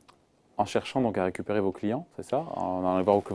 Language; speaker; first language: French; native; French